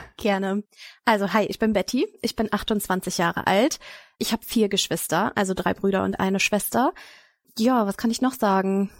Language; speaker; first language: German; native; German